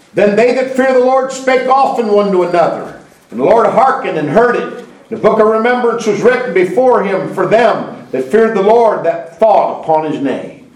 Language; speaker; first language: English; native; English